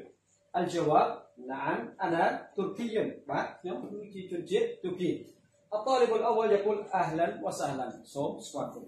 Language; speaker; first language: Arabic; non-native, fluent; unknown